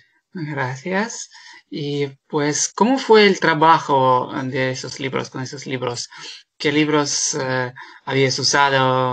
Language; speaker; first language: Spanish; non-native, fluent; Ukrainian